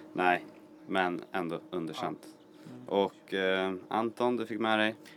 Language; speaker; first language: Swedish; native; Swedish